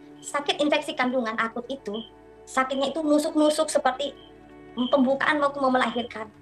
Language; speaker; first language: Indonesian; non-native, local second language; Madurese